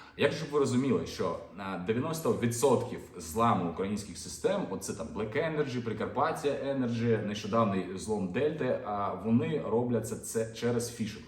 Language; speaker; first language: Ukrainian; non-native, local second language; Russian